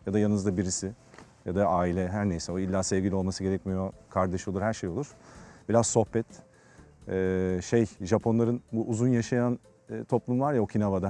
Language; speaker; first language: Turkish; native; Turkish